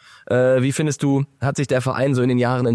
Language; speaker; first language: German; native; German